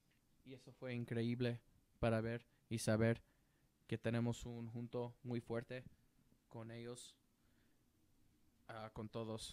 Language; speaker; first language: Spanish; non-native, learner; English